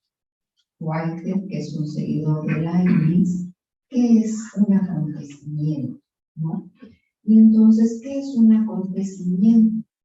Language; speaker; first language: Spanish; native; Spanish